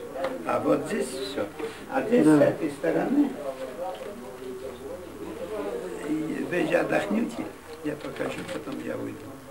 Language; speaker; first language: Russian; non-native, local second language; Yiddish